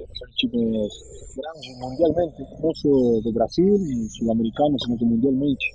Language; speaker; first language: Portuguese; non-native, learner; Spanish